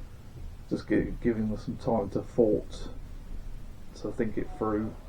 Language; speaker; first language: English; native; English